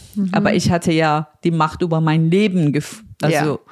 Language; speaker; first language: German; non-native, fluent; Persian